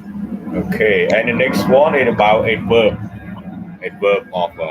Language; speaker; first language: English; non-native, fluent; Khmer